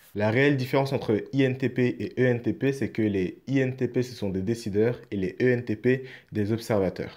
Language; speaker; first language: French; native; French